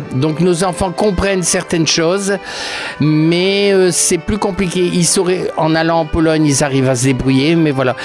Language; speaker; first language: French; early bilingual, other home language; Polish